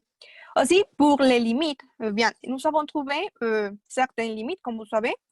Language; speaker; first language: French; non-native, fluent; Spanish